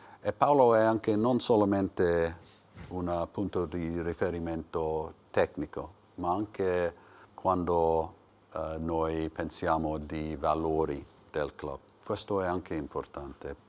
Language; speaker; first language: Italian; non-native, learner; English